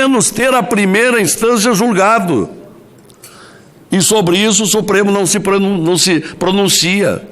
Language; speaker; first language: Portuguese; native; Portuguese